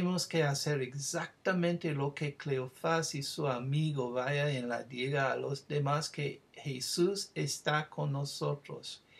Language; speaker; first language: Spanish; non-native, fluent; English